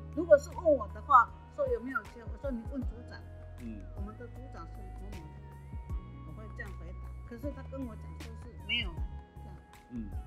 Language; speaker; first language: Chinese; non-native, local second language; Amis